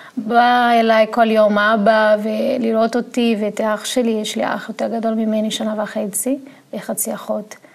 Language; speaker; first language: Hebrew; non-native, fluent; Portuguese